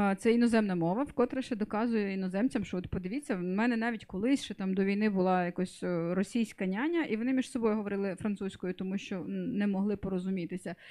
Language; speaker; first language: Ukrainian; non-native, local second language; Russian